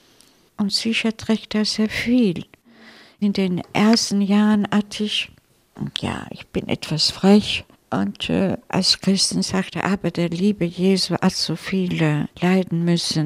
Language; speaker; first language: German; non-native, fluent; Italian